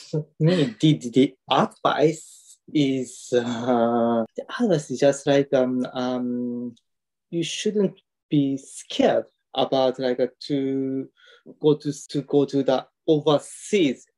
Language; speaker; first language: English; non-native, learner; Japanese